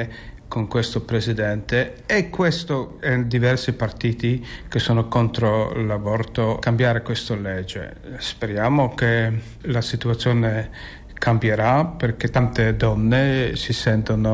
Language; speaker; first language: Italian; non-native, fluent; Polish